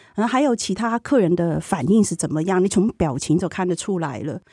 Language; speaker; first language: Chinese; non-native, fluent; Cantonese